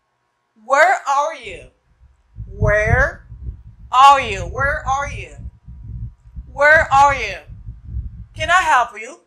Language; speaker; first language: English; non-native, fluent; Haitian Creole